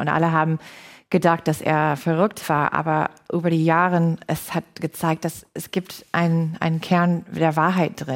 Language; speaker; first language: German; non-native, fluent; English